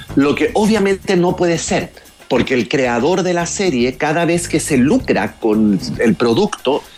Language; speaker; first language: Spanish; native; Spanish